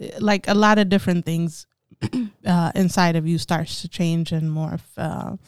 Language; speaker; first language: English; early bilingual, other home language; Amharic